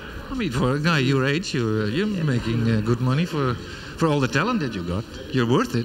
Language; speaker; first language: English; non-native, fluent; Dutch